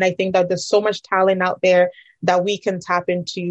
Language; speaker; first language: English; non-native, local second language; Akan